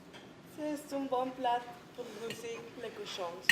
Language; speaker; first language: French; non-native, learner; Spanish